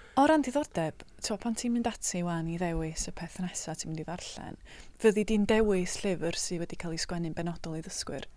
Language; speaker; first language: Welsh; native; Welsh